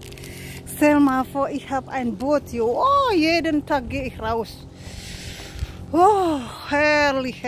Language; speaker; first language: German; non-native, learner; Indonesian